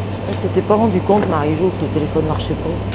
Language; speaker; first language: French; native; French